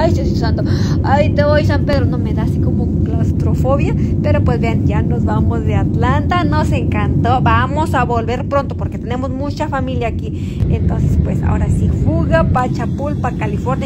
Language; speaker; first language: Spanish; native; Spanish